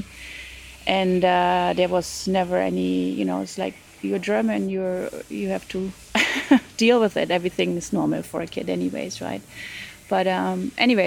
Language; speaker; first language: English; non-native, fluent; German